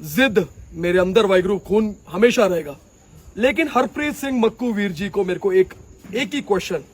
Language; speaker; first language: Hindi; non-native, local second language; Punjabi